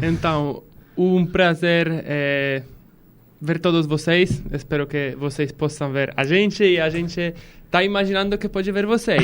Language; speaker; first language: Portuguese; non-native, fluent; Polish